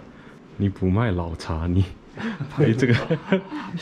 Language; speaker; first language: Chinese; non-native, fluent; Korean